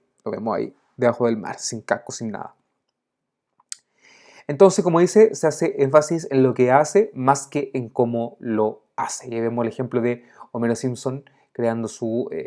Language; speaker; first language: Spanish; native; Spanish